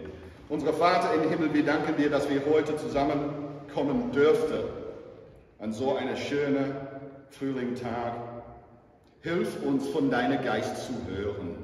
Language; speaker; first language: German; non-native, fluent; English